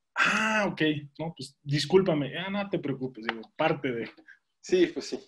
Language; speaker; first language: Spanish; native; Spanish